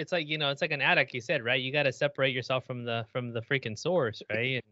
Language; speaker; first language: English; early bilingual, other home language; Spanish